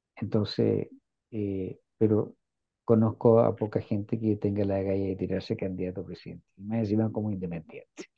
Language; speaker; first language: Spanish; native; Spanish